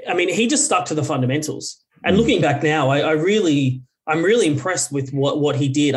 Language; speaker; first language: English; native; English